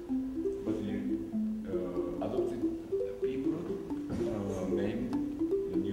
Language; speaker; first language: English; non-native, learner; Japanese